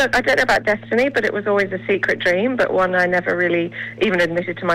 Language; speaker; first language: English; native; English